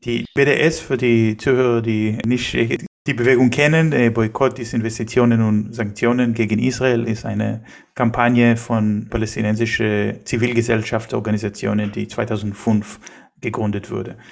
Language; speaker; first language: German; non-native, fluent; Hebrew